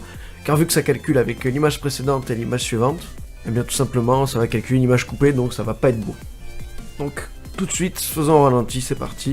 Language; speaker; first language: French; native; French